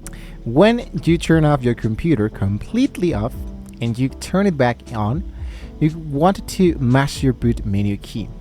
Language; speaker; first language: English; non-native, fluent; Spanish